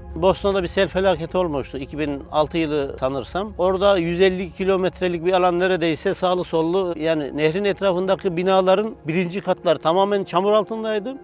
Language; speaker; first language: Turkish; native; Turkish